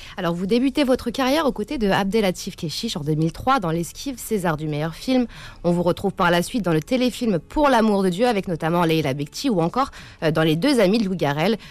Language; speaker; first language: French; native; French